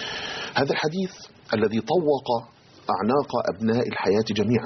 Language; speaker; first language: Arabic; native; Arabic